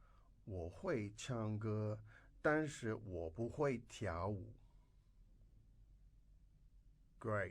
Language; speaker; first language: Chinese; non-native, fluent; English